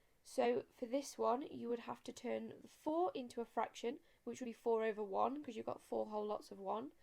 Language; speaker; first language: English; native; English